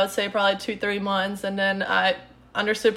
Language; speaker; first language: English; non-native, fluent; Czech